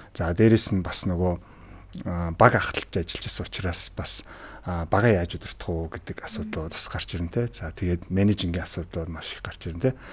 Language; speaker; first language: Mongolian; native; Mongolian